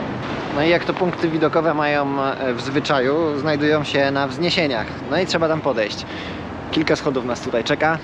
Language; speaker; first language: Polish; native; Polish